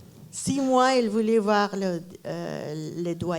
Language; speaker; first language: French; non-native, fluent; Persian